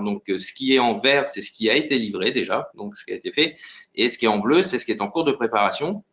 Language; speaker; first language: French; native; French